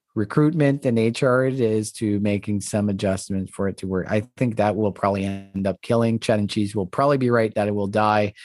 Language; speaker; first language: English; non-native, fluent; French